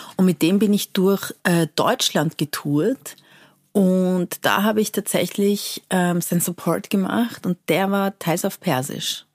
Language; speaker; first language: German; early bilingual, other home language; Persian